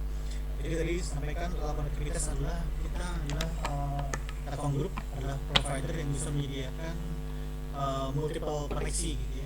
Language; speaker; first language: Indonesian; native; Indonesian